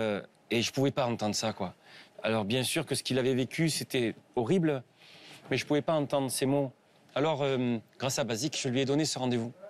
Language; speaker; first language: French; native; French